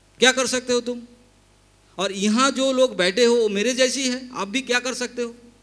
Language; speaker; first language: Hindi; non-native, local second language; Bangla